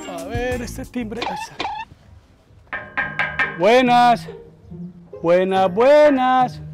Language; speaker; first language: Spanish; native; Spanish